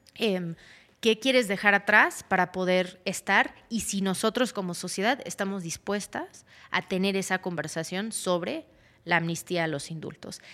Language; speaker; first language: Spanish; early bilingual, heritage; Spanish